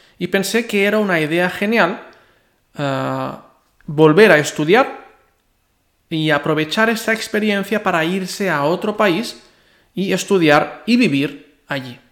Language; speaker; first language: Spanish; non-native, local second language; Catalan